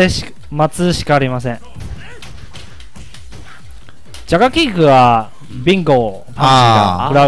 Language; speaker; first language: Japanese; non-native, learner; Chinese